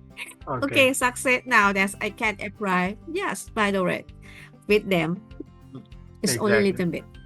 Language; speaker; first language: English; non-native, learner; Thai